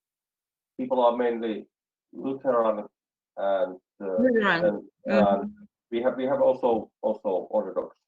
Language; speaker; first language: English; non-native, fluent; Finnish